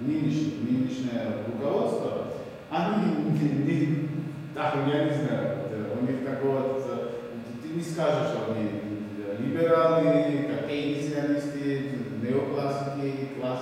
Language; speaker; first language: Russian; non-native, learner; Bulgarian